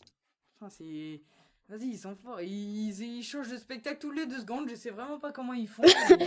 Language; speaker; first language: French; native; French